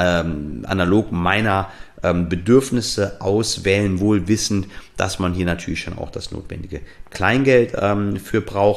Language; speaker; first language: German; native; German